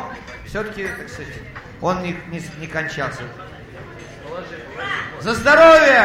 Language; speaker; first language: Russian; native; Russian